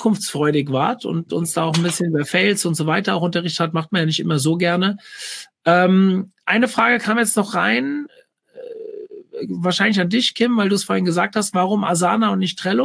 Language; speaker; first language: German; native; German